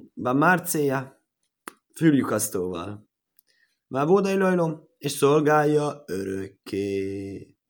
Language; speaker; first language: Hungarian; early bilingual, heritage; Hungarian